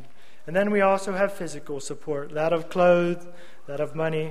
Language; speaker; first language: English; native; English